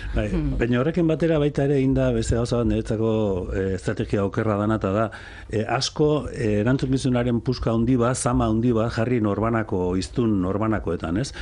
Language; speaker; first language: Basque; native; Basque